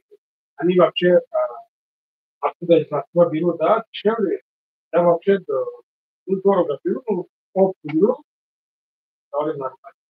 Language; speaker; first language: Russian; non-native, fluent; Tajik